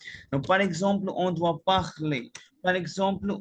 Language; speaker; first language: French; non-native, learner; Hindi